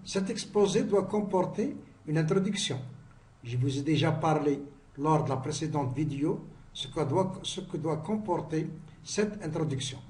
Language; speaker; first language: French; non-native, local second language; Arabic